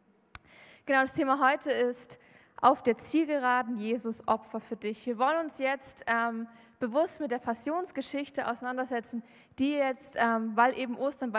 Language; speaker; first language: German; native; German